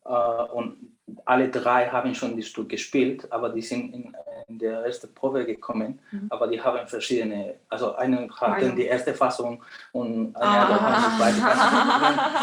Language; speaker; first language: German; non-native, fluent; Spanish